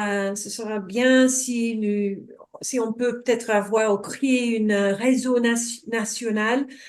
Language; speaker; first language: French; non-native, fluent; English